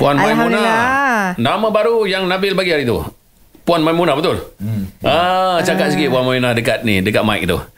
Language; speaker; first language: Malay; native; Malay